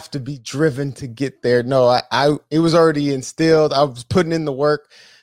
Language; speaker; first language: English; native; English